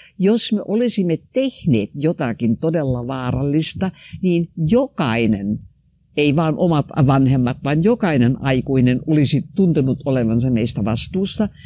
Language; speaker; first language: Finnish; non-native, local second language; Swedish